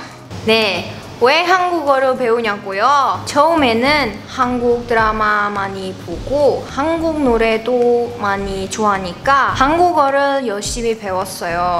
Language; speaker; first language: Korean; non-native, learner; Indonesian